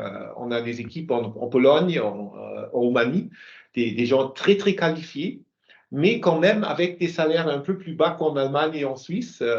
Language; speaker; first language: French; non-native, fluent; German